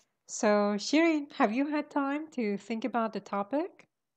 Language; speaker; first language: English; non-native, fluent; Persian